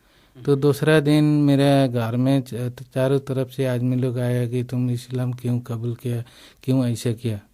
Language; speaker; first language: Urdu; non-native, learner; Nepali